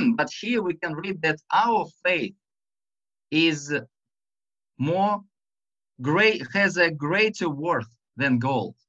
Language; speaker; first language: English; non-native, fluent; Russian